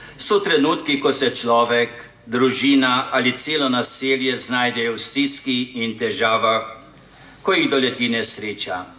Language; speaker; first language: Slovenian; native; Slovenian